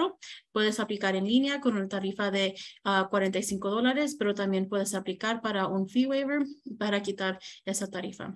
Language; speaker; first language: Spanish; early bilingual, heritage; Spanish